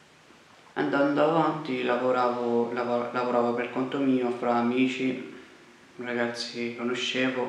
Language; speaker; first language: Italian; non-native, fluent; Arabic